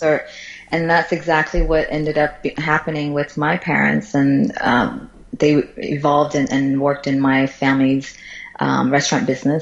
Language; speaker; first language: English; early bilingual, other home language; Cantonese